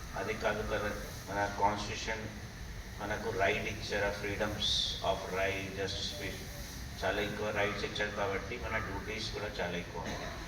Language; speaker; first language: Telugu; non-native, local second language; Hindi